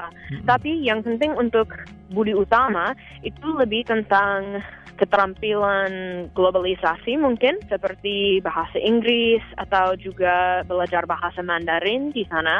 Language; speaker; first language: Indonesian; non-native, fluent; English